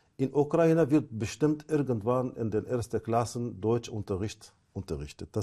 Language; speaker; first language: German; non-native, fluent; Arabic